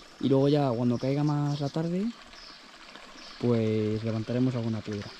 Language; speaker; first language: Spanish; native; Spanish